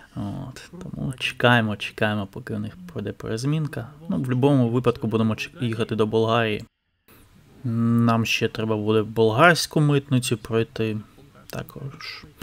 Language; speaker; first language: Ukrainian; non-native, local second language; Russian